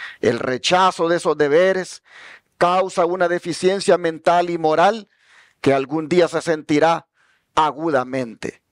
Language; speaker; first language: Spanish; native; Spanish